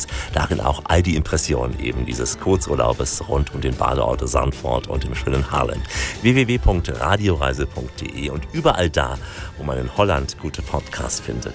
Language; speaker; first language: German; native; German